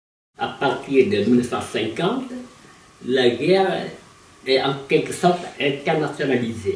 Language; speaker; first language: French; non-native, local second language; Vietnamese